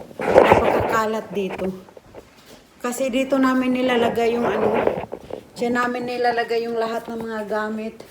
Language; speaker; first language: Filipino; non-native, local second language; Cebuano